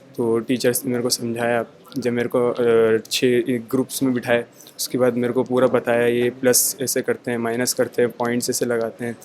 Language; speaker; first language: Hindi; native; Hindi